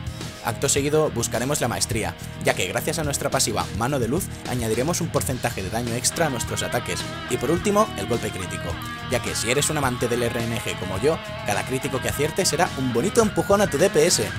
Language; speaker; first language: Spanish; native; Spanish